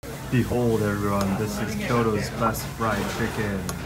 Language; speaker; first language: English; early bilingual, other home language; Japanese